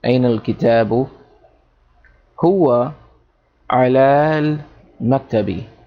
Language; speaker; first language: Arabic; non-native, fluent; English